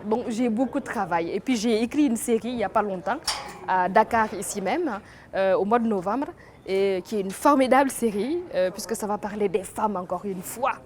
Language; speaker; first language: French; non-native, local second language; Mossi